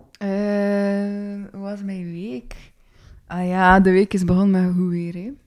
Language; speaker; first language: Dutch; native; Dutch